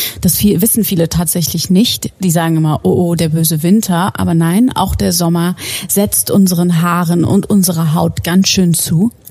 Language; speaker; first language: German; native; German